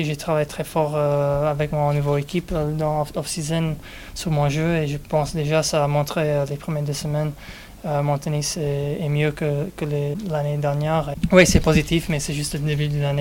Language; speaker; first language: French; non-native, fluent; English